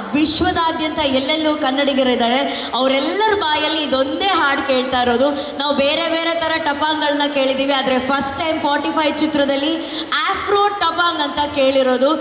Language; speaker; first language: Kannada; non-native, local second language; Tulu